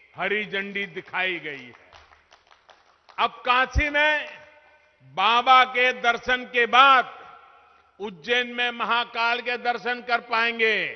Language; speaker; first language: Hindi; native; Hindi